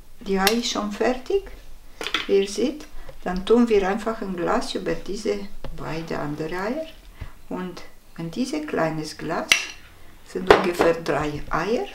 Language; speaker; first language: German; non-native, fluent; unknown